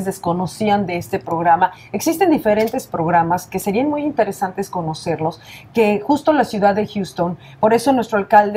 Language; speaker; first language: Spanish; native; Spanish